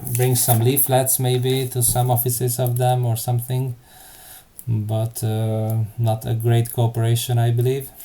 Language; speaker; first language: English; non-native, fluent; Hungarian